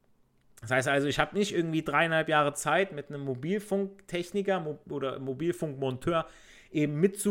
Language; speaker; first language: German; native; German